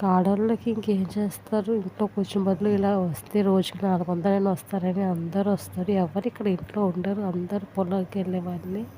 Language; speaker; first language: Telugu; non-native, local second language; Urdu